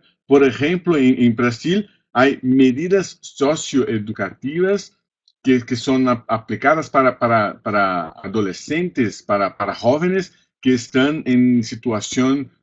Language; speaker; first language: Spanish; non-native, fluent; Portuguese